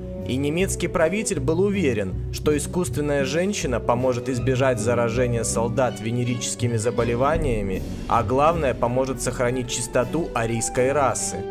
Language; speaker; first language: Russian; native; Russian